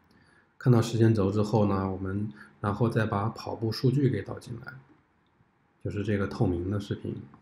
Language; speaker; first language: Chinese; native; Chinese